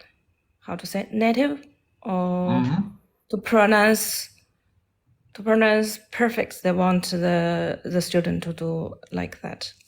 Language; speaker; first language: English; non-native, learner; Chinese